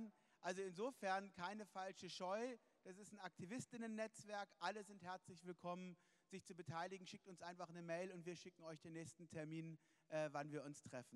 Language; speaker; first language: German; native; German